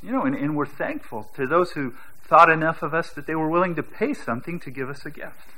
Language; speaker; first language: English; native; English